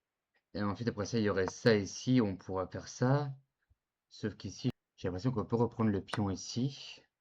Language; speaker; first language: French; native; French